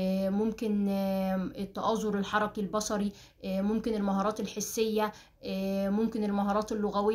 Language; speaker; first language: Arabic; native; Arabic